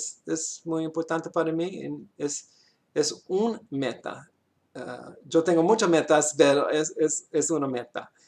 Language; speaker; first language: Spanish; non-native, learner; English